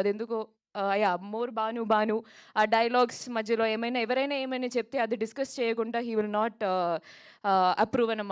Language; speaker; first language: Telugu; non-native, local second language; Malayalam